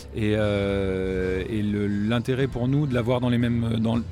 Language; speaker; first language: French; native; French